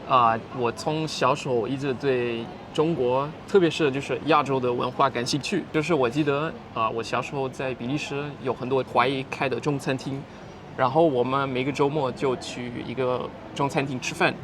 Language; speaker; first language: Chinese; non-native, fluent; Dutch